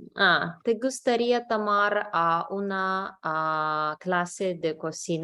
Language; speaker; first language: Spanish; non-native, learner; English